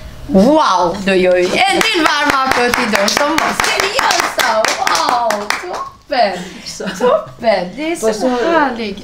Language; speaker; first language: Swedish; non-native, fluent; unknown